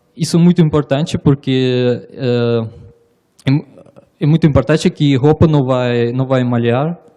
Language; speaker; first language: Portuguese; non-native, learner; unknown